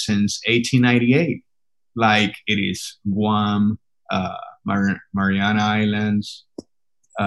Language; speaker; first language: English; non-native, fluent; Spanish